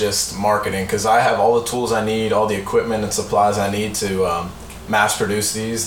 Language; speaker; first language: English; native; English